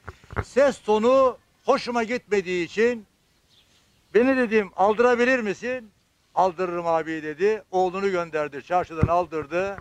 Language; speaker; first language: Turkish; native; Turkish